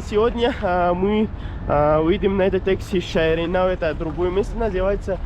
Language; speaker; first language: Russian; non-native, learner; Pashto